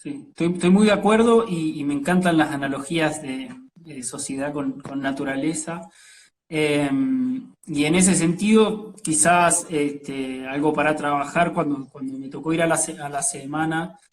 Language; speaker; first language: Spanish; native; Spanish